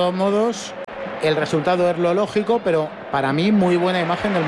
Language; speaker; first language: Spanish; native; Spanish